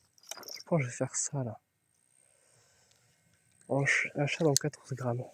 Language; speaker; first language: French; native; French